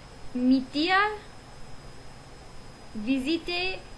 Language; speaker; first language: Spanish; non-native, learner; English